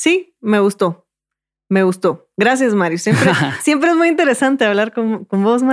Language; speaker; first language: Spanish; native; Spanish